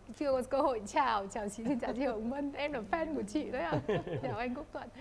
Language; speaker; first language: Vietnamese; native; Vietnamese